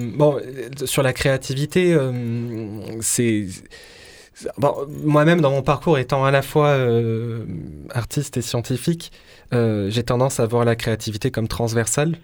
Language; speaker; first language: French; native; French